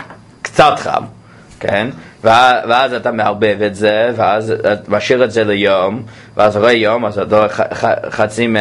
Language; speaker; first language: Hebrew; non-native, fluent; English